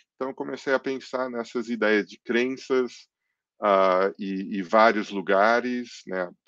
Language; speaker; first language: Portuguese; early bilingual, other home language; English